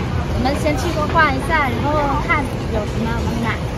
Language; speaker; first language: Chinese; non-native, learner; Vietnamese